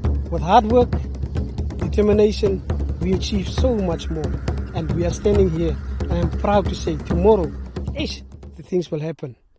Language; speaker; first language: English; non-native, local second language; Afrikaans